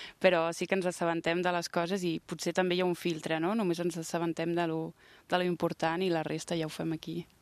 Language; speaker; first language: Catalan; early bilingual, other home language; French